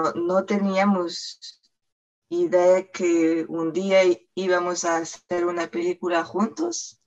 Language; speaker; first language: Spanish; non-native, fluent; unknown